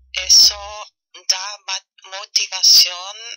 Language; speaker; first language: Spanish; non-native, learner; German